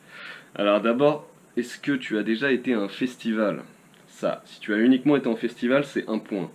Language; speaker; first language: French; native; French